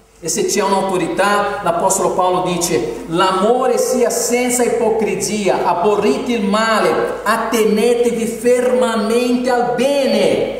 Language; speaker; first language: Italian; non-native, fluent; Portuguese